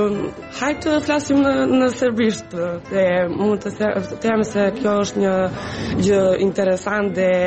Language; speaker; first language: Albanian; non-native, learner; Serbian